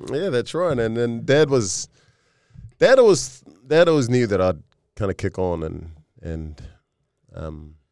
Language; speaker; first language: English; early bilingual, other home language; Tongan